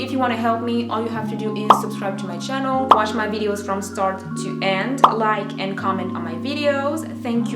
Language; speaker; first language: English; non-native, fluent; French